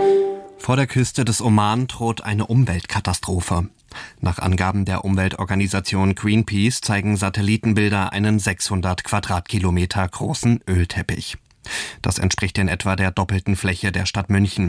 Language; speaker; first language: German; native; German